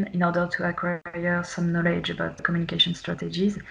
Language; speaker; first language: English; non-native, fluent; French